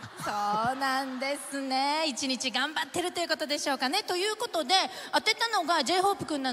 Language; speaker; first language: Japanese; native; Japanese